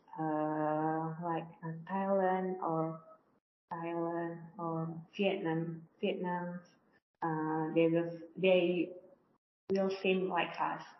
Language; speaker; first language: English; non-native, learner; Indonesian